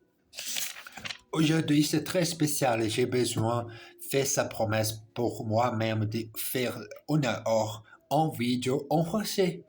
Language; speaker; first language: French; non-native, learner; English